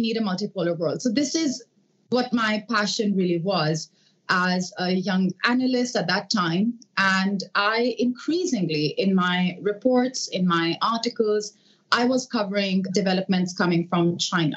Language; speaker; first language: English; non-native, local second language; Urdu